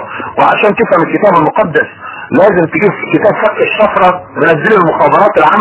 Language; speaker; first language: Arabic; native; Arabic